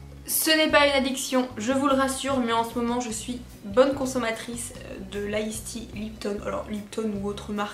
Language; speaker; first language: French; native; French